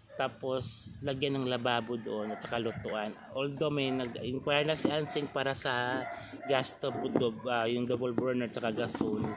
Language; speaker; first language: Filipino; non-native, local second language; Cebuano